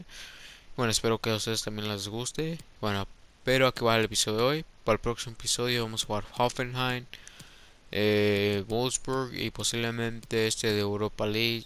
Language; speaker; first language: Spanish; early bilingual, heritage; Spanish